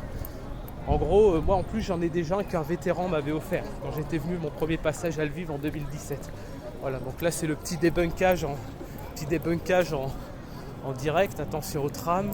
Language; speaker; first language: French; native; French